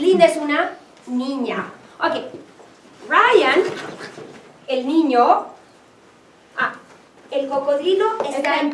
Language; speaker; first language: Spanish; non-native, fluent; English